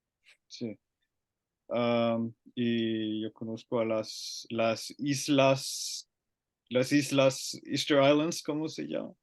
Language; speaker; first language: Spanish; non-native, learner; Finnish